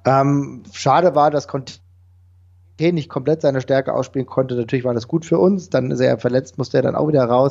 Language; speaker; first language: German; native; German